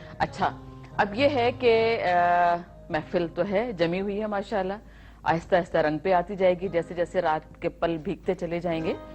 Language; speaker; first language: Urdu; non-native, local second language; Pashto